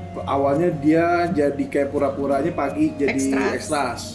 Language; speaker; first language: Indonesian; native; Indonesian